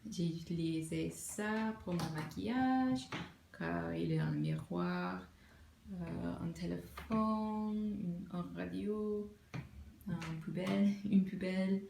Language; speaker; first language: French; non-native, learner; English